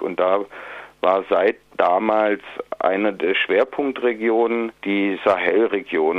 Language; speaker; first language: German; native; German